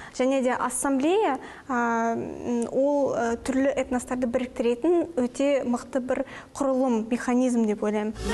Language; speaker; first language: Kazakh; non-native, local second language; Russian